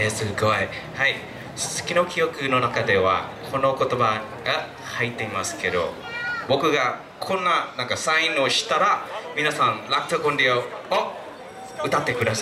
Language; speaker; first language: Japanese; non-native, fluent; Thai